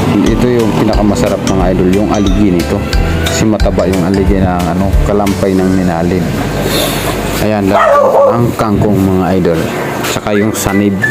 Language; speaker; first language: Filipino; non-native, local second language; Cebuano